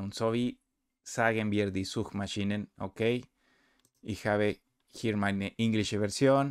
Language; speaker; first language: German; non-native, learner; Spanish